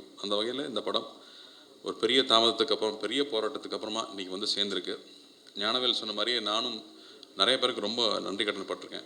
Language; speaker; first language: Tamil; native; Tamil